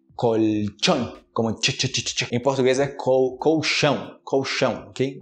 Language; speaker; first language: Portuguese; native; Portuguese